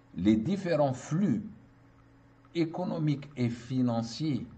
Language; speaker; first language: French; non-native, local second language; Arabic